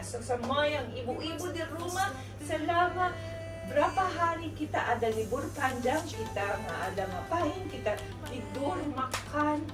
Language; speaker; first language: Indonesian; non-native, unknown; Filipino